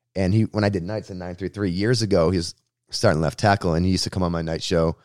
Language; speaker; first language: English; native; English